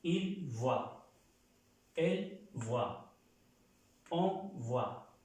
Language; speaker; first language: French; non-native, fluent; Spanish